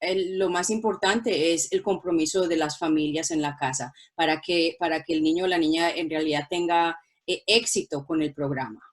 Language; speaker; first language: Spanish; non-native, local second language; English